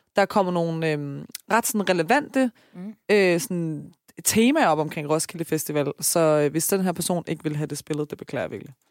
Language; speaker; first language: Danish; native; Danish